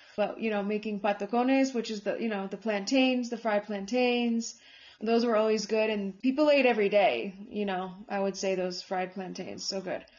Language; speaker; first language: English; native; English